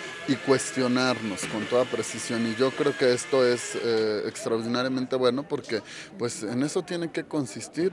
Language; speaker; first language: Spanish; native; Spanish